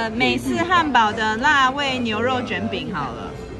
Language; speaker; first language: Chinese; early bilingual, heritage; Chinese